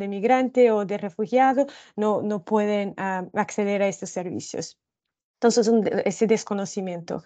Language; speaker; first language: Spanish; non-native, fluent; Portuguese